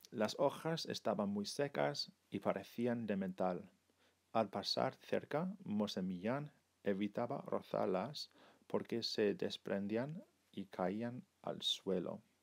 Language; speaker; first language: Spanish; non-native, fluent; English